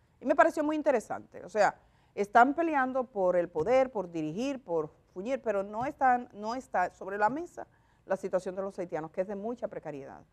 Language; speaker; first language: Spanish; native; Spanish